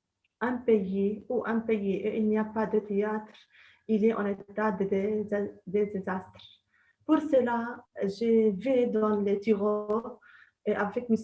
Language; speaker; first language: French; non-native, local second language; Arabic